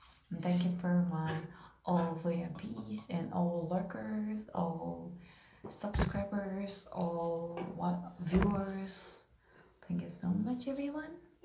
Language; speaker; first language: English; non-native, learner; Korean